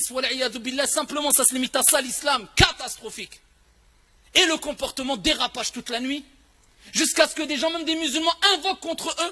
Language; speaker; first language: French; early bilingual, other home language; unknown